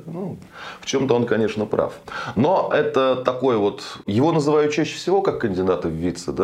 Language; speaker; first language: Russian; native; Russian